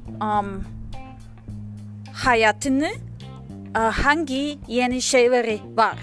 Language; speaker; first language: Turkish; non-native, learner; English